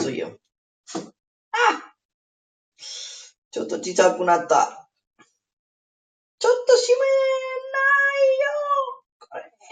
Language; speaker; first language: Japanese; non-native, learner; Spanish